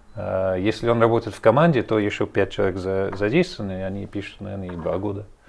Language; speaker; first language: Russian; non-native, fluent; English